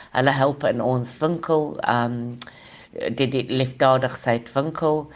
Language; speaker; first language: Afrikaans; non-native, local second language; English